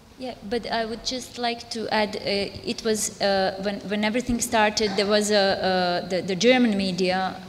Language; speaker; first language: English; non-native, fluent; Serbian